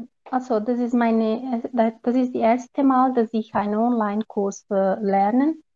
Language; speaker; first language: German; non-native, learner; Portuguese